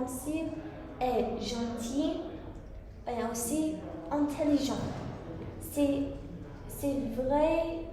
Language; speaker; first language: French; non-native, learner; English